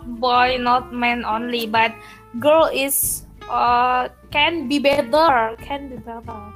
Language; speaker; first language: English; non-native, learner; Indonesian